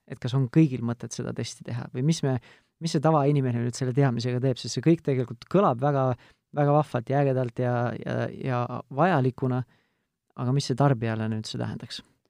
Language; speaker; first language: Estonian; native; Estonian